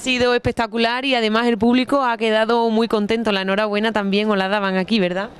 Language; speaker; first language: Spanish; native; Spanish